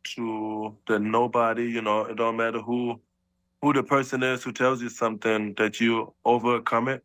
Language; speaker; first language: English; early bilingual, other home language; German